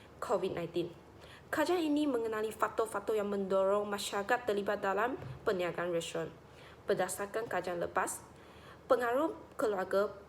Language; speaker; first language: Malay; non-native, local second language; Chinese